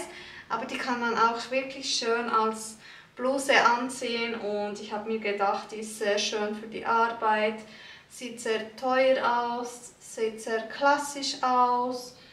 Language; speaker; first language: German; early bilingual, other home language; Turkish